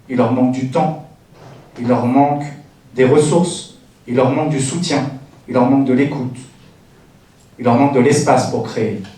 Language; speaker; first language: French; native; French